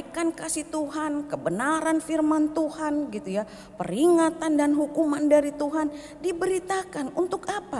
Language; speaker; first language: Indonesian; native; Indonesian